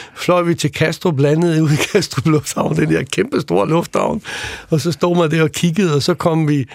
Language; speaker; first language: Danish; early bilingual, other home language; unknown